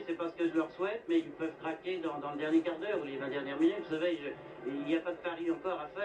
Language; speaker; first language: French; native; French